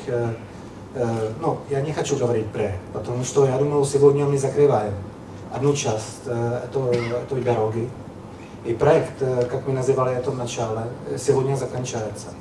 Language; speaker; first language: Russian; non-native, learner; Czech